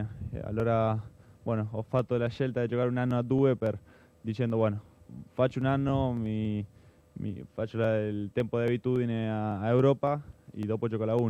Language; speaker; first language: Italian; non-native, fluent; Spanish